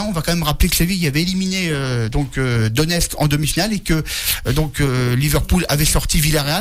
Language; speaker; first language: French; native; French